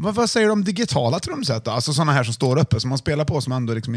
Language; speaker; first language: Swedish; native; Swedish